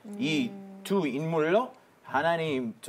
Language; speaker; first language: Korean; non-native, fluent; Hebrew